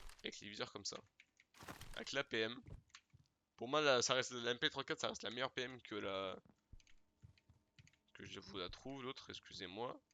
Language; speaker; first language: French; native; French